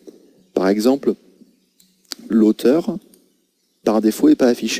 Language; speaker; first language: French; native; French